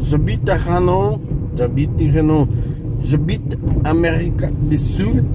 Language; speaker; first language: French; non-native, learner; Portuguese